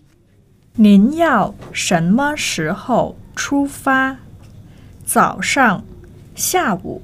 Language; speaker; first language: Chinese; non-native, fluent; Thai